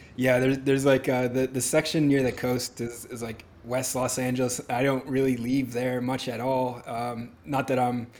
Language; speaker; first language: English; native; English